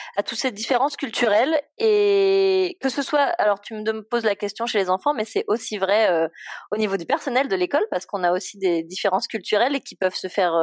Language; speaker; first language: French; native; French